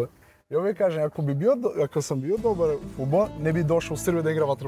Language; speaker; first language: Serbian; non-native, learner; Portuguese